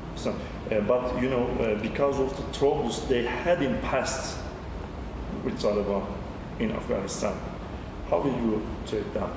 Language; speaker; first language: English; non-native, learner; Turkish